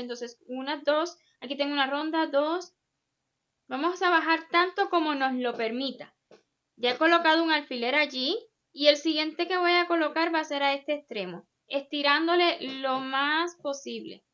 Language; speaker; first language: Spanish; native; Spanish